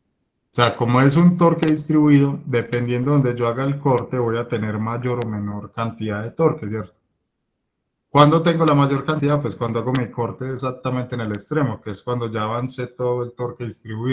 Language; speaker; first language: Spanish; native; Spanish